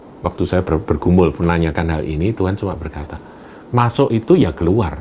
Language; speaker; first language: Indonesian; native; Indonesian